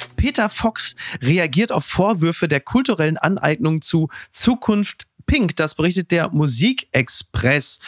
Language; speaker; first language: German; native; German